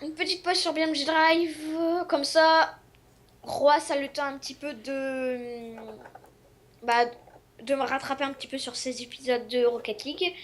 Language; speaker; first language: French; native; French